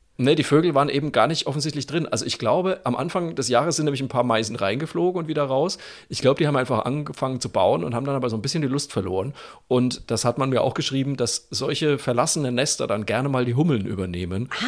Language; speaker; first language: German; native; German